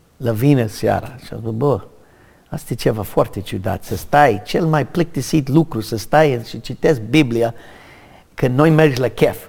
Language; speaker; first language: Romanian; non-native, learner; English